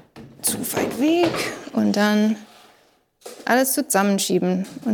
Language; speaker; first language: German; non-native, learner; English